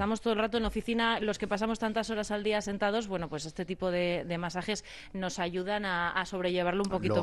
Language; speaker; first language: Spanish; native; Spanish